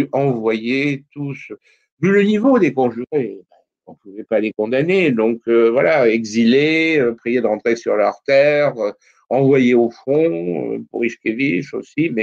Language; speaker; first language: French; native; French